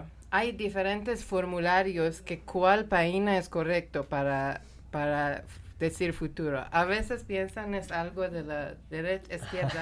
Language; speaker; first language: Spanish; non-native, learner; Persian